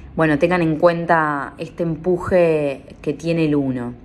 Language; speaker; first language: Spanish; native; Spanish